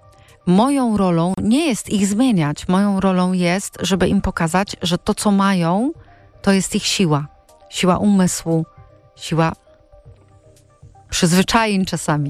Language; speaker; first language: Polish; native; Polish